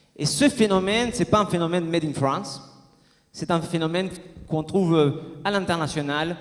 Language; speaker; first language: French; non-native, fluent; Spanish